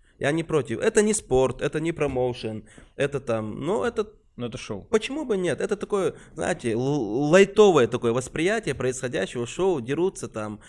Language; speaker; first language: Russian; non-native, local second language; Chechen